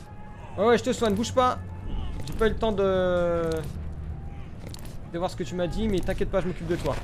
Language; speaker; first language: French; native; French